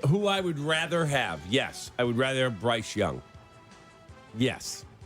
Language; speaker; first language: English; native; English